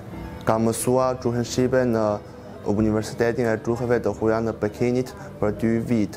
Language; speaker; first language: Albanian; non-native, learner; Chinese